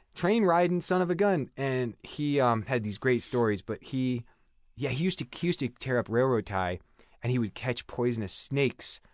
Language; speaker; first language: English; native; English